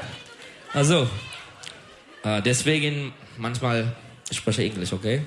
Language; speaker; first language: German; non-native, learner; Turkish